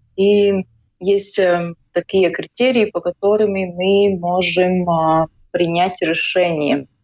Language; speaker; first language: Russian; non-native, local second language; Latvian